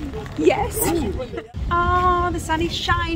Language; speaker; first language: English; non-native, fluent; Italian